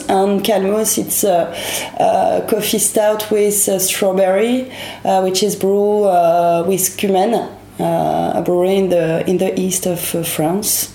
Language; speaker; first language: English; non-native, learner; French